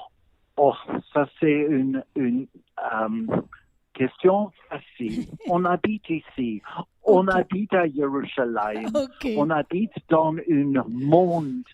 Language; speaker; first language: French; non-native, learner; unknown